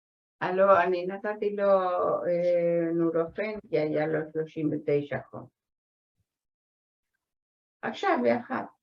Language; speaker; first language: Hebrew; non-native, fluent; Spanish